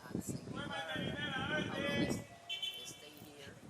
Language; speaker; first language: English; non-native, learner; Spanish